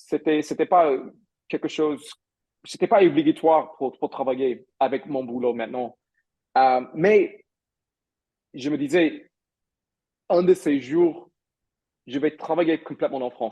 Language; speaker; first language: French; non-native, fluent; English